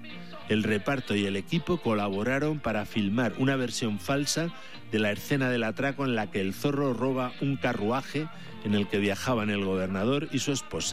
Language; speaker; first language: Spanish; native; Spanish